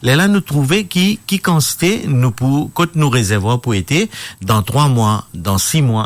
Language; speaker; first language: French; non-native, local second language; Morisyen